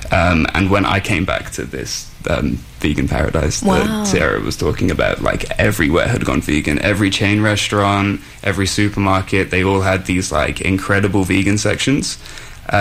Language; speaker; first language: English; native; English